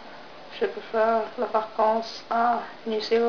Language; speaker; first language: French; non-native, learner; English